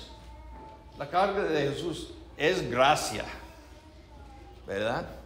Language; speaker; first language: Spanish; non-native, learner; English